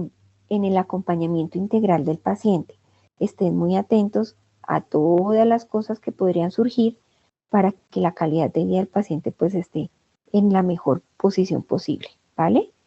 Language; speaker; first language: Spanish; native; Spanish